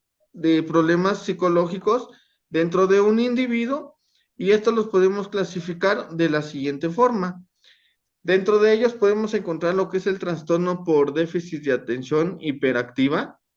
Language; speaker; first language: Spanish; native; Spanish